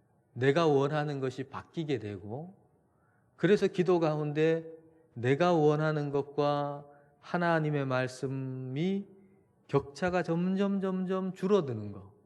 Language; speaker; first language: Korean; native; Korean